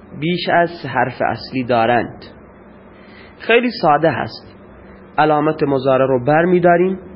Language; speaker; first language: Persian; non-native, local second language; Baluchi